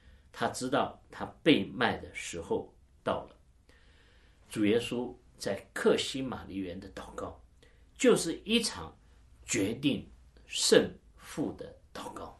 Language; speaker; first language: Chinese; native; Chinese